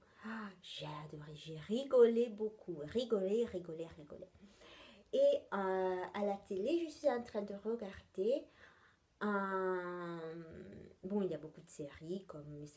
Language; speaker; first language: French; non-native, fluent; Italian